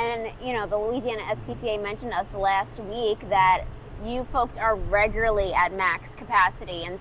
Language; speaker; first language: English; native; English